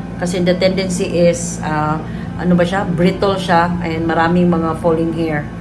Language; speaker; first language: Filipino; native; Filipino